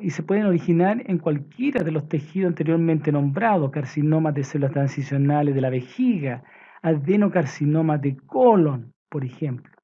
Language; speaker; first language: Spanish; native; Spanish